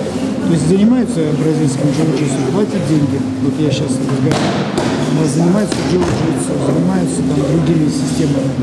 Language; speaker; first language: Russian; native; Russian